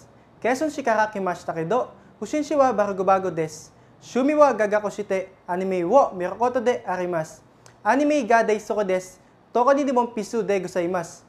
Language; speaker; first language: Japanese; non-native, learner; Filipino